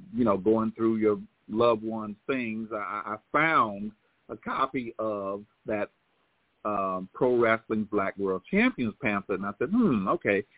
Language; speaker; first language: English; native; English